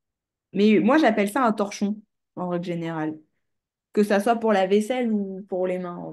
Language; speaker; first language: French; native; French